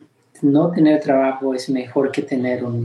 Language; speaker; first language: Spanish; early bilingual, heritage; Spanish